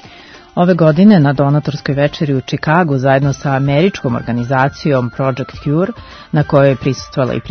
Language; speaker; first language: Serbian; native; Serbian